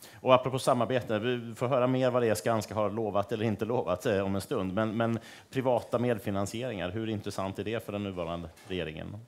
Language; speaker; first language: Swedish; native; Swedish